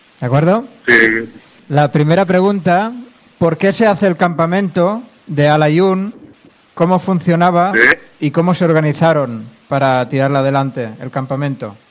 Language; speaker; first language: Spanish; non-native, local second language; Catalan